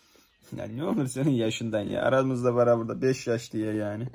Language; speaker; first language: Turkish; native; Turkish